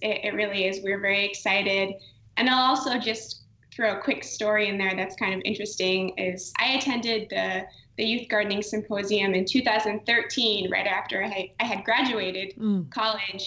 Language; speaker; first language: English; native; English